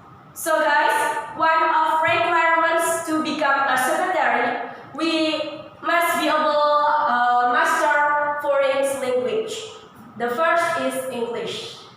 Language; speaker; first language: English; non-native, learner; Indonesian